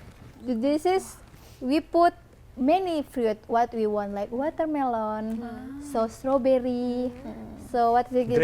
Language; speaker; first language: English; non-native, learner; Indonesian